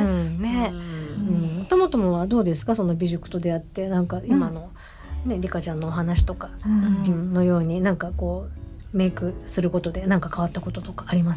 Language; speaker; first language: Japanese; native; Japanese